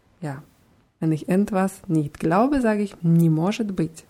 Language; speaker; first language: German; non-native, fluent; Russian